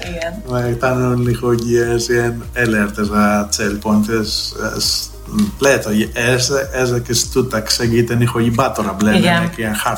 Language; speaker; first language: Hungarian; non-native, fluent; Greek